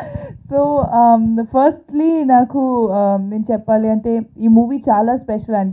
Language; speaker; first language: Telugu; non-native, fluent; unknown